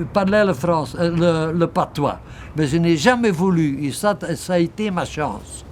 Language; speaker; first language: French; non-native, local second language; Dutch